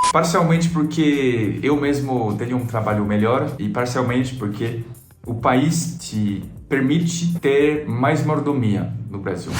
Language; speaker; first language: Portuguese; non-native, fluent; French